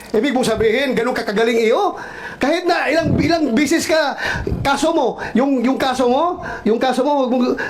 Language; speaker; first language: Filipino; non-native, local second language; Cebuano